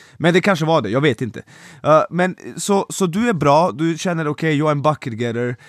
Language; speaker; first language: Swedish; non-native, fluent; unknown